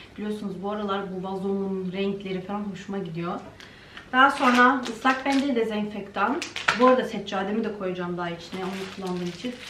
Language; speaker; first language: Turkish; early bilingual, heritage; Turkish